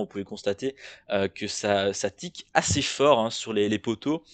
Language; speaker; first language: French; native; French